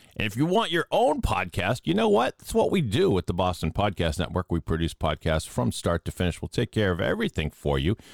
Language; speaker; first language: English; native; English